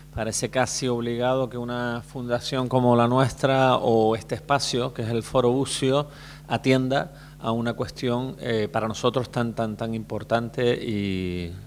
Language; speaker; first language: Spanish; native; Spanish